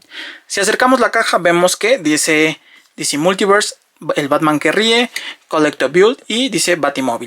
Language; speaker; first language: Spanish; native; Spanish